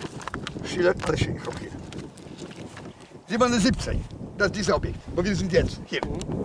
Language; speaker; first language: German; non-native, learner; Polish